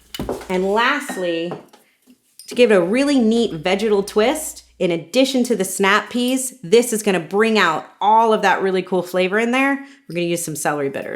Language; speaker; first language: English; native; English